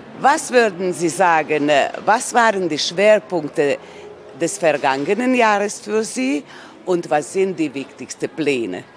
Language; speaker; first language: German; non-native, local second language; Serbian